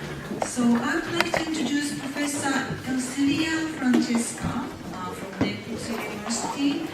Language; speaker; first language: English; non-native, fluent; Japanese